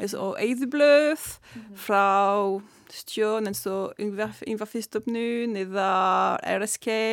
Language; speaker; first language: Icelandic; non-native, learner; French